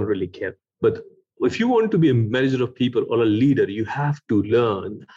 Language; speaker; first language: English; non-native, local second language; Urdu